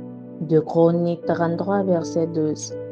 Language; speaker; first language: French; non-native, local second language; Haitian Creole